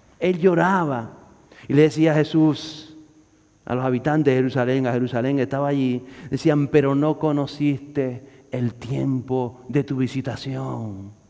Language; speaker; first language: Spanish; native; Spanish